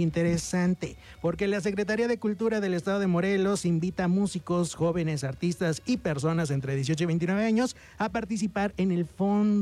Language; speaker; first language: Spanish; native; Spanish